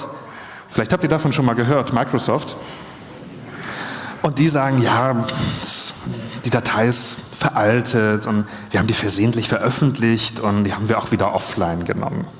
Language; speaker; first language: German; native; German